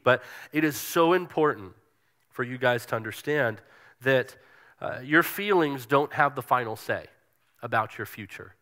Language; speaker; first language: English; native; English